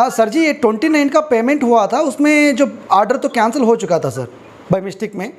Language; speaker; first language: Hindi; non-native, local second language; Telugu